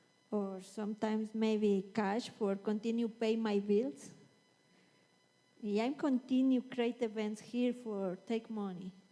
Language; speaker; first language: English; non-native, learner; Spanish